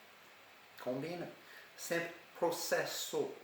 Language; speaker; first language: Portuguese; non-native, learner; English